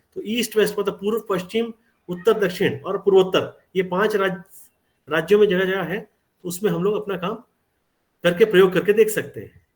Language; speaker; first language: Hindi; native; Hindi